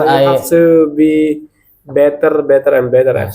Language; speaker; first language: English; non-native, learner; Indonesian